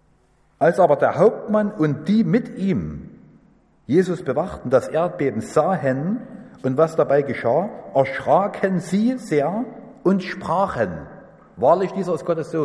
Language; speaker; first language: German; native; German